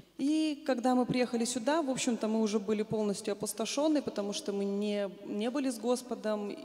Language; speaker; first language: Russian; native; Russian